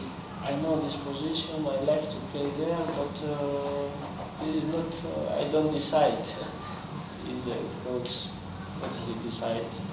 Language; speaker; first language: English; non-native, learner; Greek